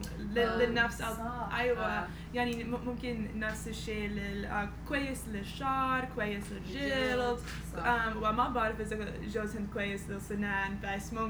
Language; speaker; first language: Arabic; non-native, learner; English